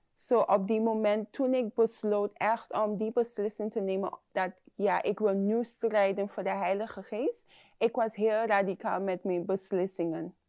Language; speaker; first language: Dutch; non-native, fluent; English